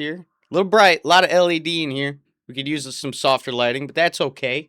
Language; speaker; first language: English; native; English